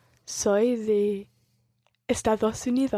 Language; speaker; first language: Spanish; non-native, learner; English